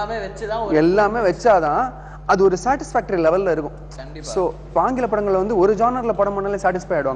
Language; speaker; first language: Tamil; native; Tamil